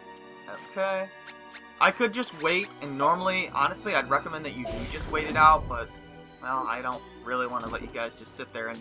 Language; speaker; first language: English; native; English